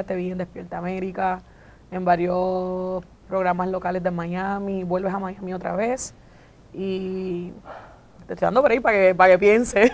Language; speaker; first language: Spanish; native; Spanish